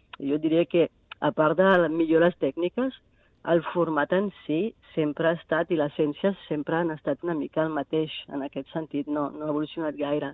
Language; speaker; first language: Catalan; non-native, fluent; French